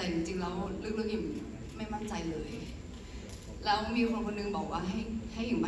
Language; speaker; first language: Thai; native; Thai